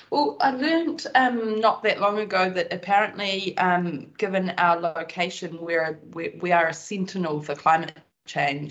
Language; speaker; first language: English; native; English